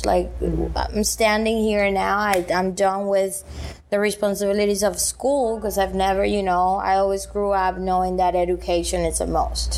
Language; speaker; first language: English; non-native, fluent; Spanish